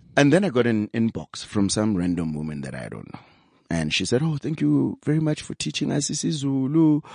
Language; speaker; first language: English; non-native, local second language; Zulu